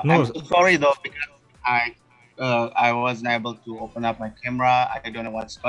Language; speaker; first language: English; non-native, fluent; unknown